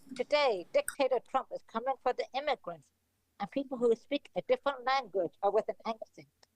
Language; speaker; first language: English; native; English